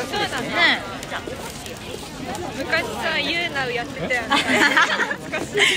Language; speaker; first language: Japanese; native; Japanese